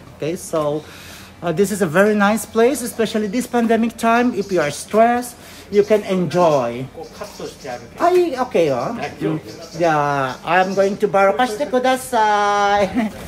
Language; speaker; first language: English; non-native, local second language; Filipino